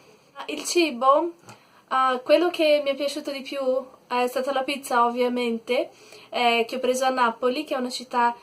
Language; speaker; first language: Italian; non-native, learner; Portuguese